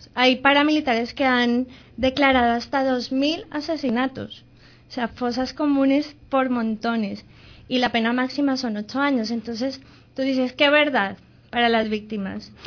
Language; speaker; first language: Spanish; native; Spanish